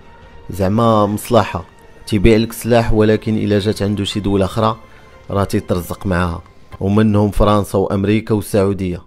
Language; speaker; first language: Arabic; native; Arabic